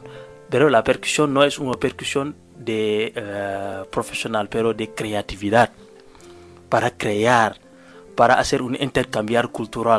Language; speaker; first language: Spanish; non-native, learner; Wolof